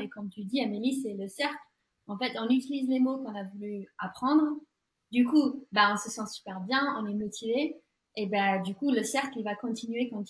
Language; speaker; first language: French; non-native, fluent; English